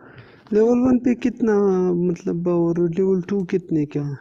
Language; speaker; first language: Hindi; non-native, local second language; Pashto